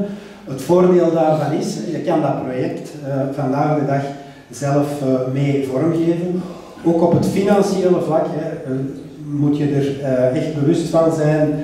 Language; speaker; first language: Dutch; native; Dutch